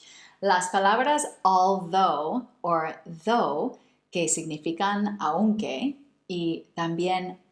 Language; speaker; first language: Spanish; non-native, fluent; English